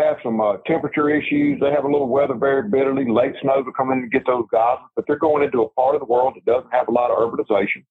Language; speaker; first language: English; native; English